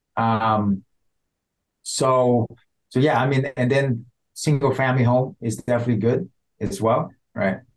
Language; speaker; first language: English; non-native, fluent; Vietnamese